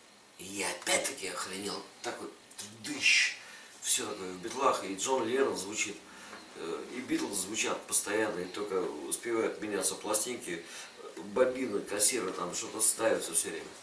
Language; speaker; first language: Russian; native; Russian